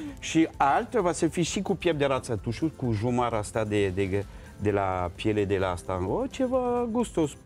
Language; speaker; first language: Romanian; non-native, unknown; French